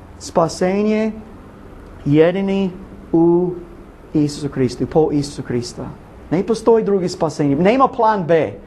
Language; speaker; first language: Bosnian; non-native, learner; English